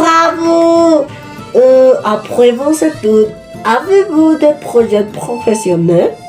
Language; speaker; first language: French; non-native, learner; Spanish